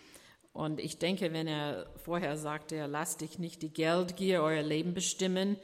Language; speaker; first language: German; non-native, fluent; English